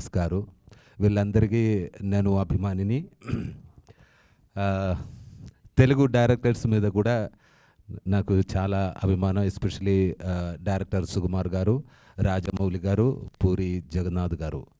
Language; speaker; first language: Telugu; non-native, learner; Malayalam